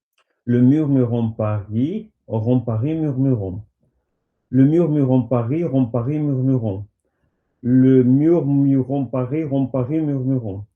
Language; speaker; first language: French; non-native, learner; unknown